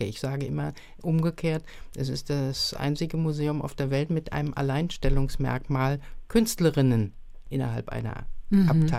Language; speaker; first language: German; native; German